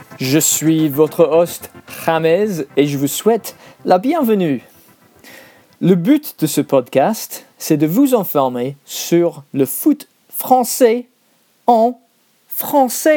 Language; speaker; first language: French; non-native, learner; English